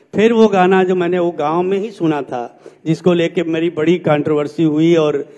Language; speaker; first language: Hindi; native; Hindi